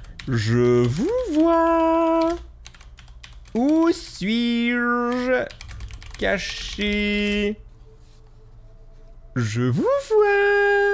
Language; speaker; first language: French; native; French